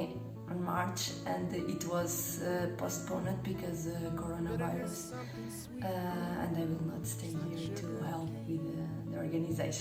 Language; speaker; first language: English; non-native, fluent; Portuguese